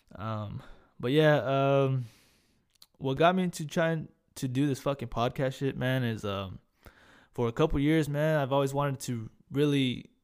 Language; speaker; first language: English; early bilingual, other home language; Spanish